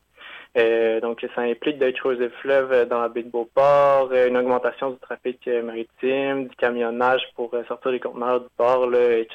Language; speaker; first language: French; native; French